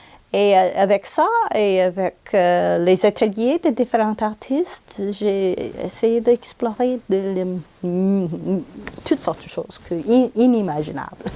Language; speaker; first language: French; non-native, local second language; English